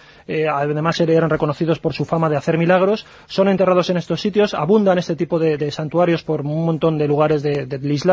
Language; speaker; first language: Spanish; native; Spanish